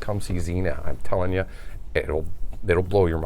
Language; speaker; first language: English; native; English